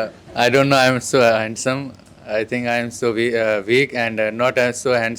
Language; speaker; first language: English; non-native, learner; Hindi